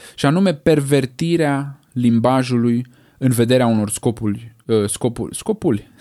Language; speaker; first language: Romanian; native; Romanian